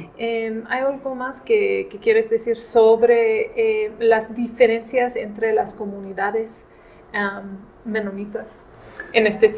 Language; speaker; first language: Spanish; non-native, fluent; English